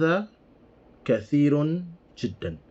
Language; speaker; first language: Arabic; non-native, fluent; English